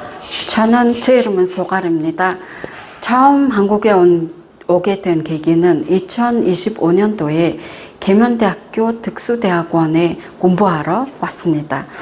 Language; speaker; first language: Korean; non-native, fluent; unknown